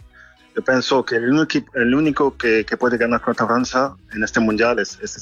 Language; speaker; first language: Spanish; non-native, learner; French